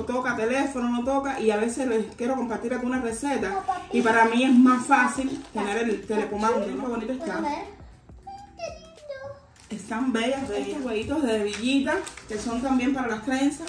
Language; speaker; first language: Spanish; native; Spanish